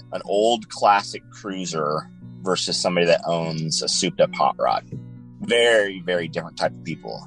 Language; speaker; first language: English; native; English